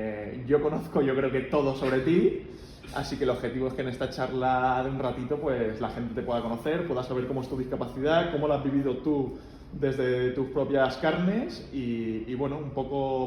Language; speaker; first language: Spanish; native; Spanish